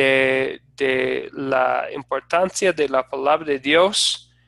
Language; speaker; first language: Spanish; non-native, fluent; English